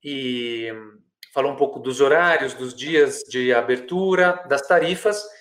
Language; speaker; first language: Portuguese; non-native, fluent; Italian